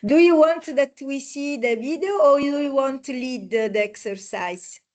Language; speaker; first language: English; non-native, fluent; Italian